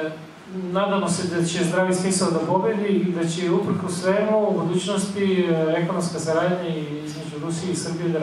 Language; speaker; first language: Bosnian; native; Bosnian